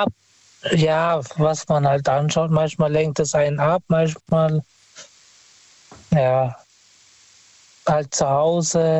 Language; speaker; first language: German; non-native, fluent; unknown